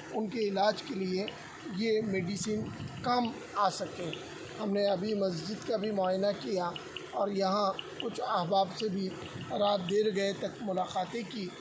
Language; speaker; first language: Hindi; non-native, local second language; Urdu